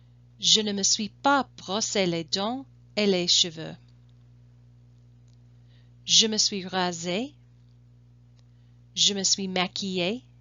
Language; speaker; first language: French; non-native, fluent; English